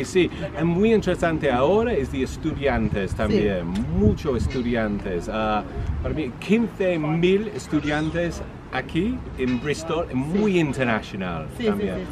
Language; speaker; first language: Spanish; non-native, learner; English